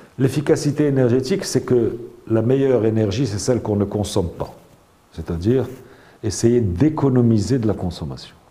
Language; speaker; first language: French; non-native, local second language; Arabic